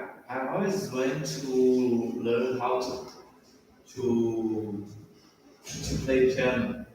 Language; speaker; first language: English; non-native, learner; Portuguese